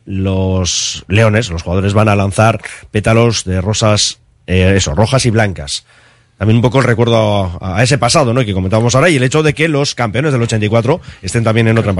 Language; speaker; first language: Spanish; native; Spanish